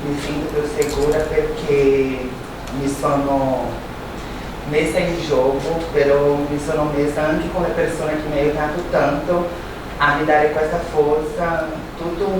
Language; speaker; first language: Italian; non-native, fluent; Portuguese